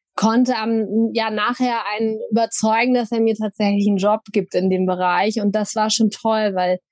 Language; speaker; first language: German; native; German